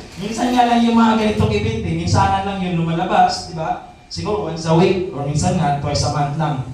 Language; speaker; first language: Filipino; non-native, local second language; Masbatenyo